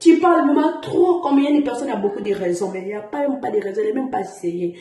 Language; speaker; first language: French; non-native, learner; Portuguese